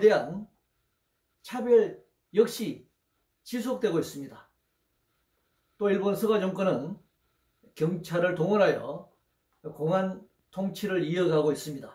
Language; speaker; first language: Korean; native; Korean